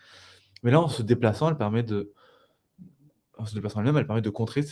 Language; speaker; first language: French; native; French